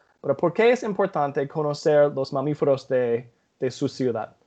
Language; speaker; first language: Spanish; non-native, learner; English